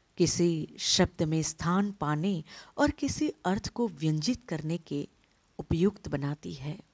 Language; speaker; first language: Hindi; non-native, local second language; Gujarati